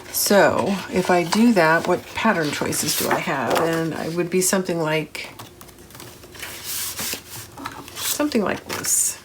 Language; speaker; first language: English; native; English